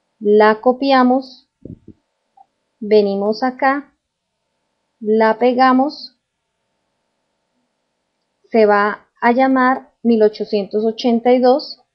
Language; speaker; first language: Spanish; native; Spanish